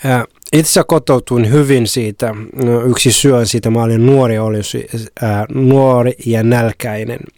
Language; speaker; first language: Finnish; non-native, fluent; Somali